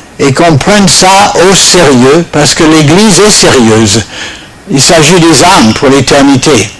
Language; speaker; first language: French; non-native, fluent; English